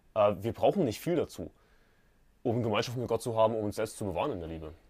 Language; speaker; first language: German; native; German